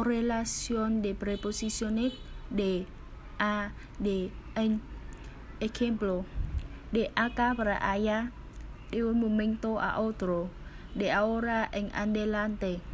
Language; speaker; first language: Spanish; non-native, learner; Vietnamese